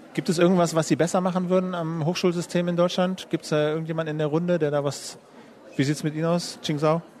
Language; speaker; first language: German; native; German